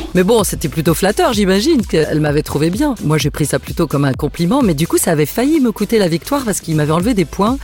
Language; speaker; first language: French; native; French